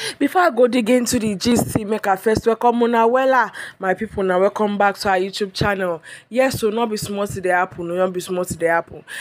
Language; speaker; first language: Nigerian Pidgin; non-native, local second language; Yoruba